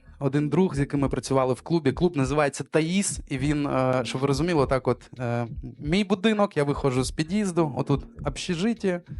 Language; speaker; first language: Ukrainian; early bilingual, other home language; Armenian